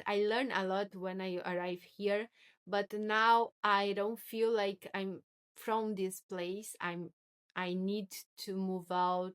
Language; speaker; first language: English; non-native, learner; Portuguese